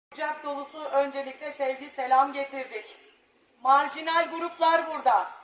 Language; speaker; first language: Turkish; native; Turkish